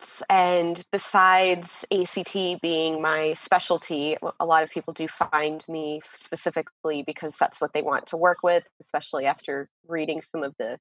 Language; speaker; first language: English; native; English